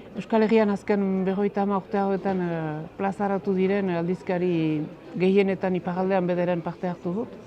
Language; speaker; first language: Basque; native; Basque